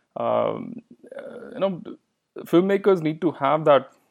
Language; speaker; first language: English; non-native, local second language; Kannada